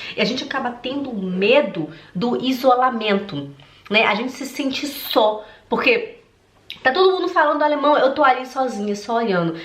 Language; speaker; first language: Portuguese; native; Portuguese